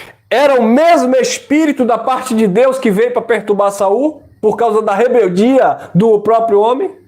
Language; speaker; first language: Portuguese; native; Portuguese